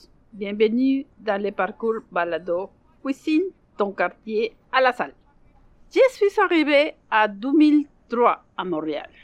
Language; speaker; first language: French; non-native, learner; Spanish